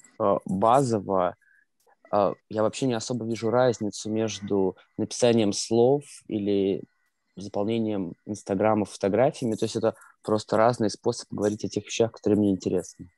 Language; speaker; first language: Russian; native; Russian